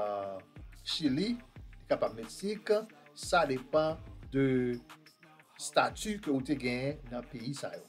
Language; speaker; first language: French; non-native, learner; Haitian Creole